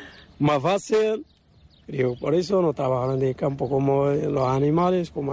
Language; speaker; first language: Spanish; non-native, learner; Arabic